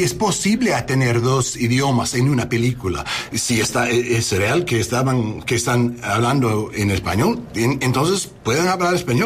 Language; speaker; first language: Spanish; non-native, fluent; English